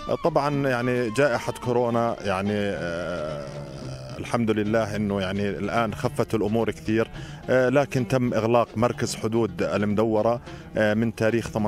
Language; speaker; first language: Arabic; native; Arabic